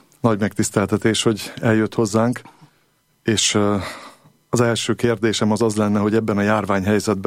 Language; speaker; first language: Hungarian; native; Hungarian